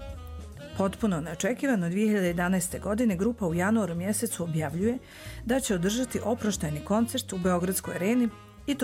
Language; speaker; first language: Croatian; native; Croatian